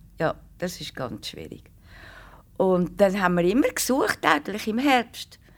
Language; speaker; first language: German; native; German